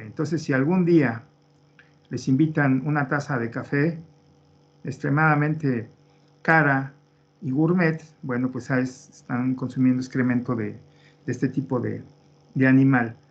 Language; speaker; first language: Spanish; native; Spanish